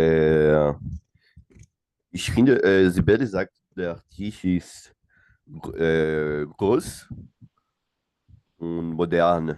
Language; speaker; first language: German; non-native, learner; Portuguese